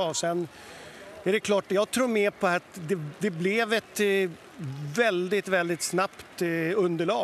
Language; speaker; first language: Swedish; native; Swedish